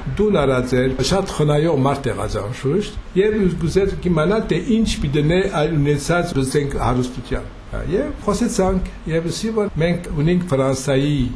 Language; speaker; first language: Armenian; early bilingual, heritage; Armenian